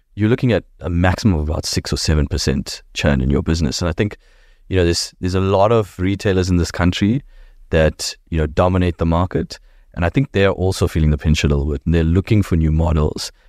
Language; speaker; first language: English; native; English